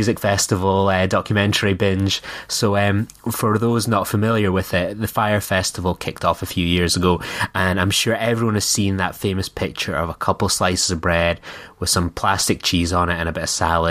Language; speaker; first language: English; native; English